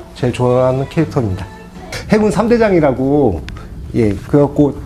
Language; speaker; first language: Korean; native; Korean